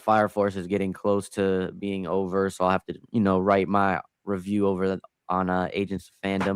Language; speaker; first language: English; native; English